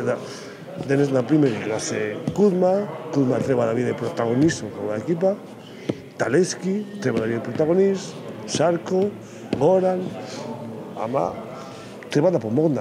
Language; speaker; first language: Macedonian; non-native, learner; Spanish